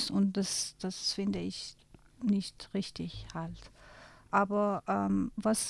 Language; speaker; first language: German; non-native, fluent; Persian